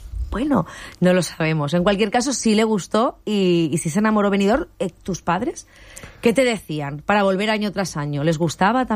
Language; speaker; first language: Spanish; native; Spanish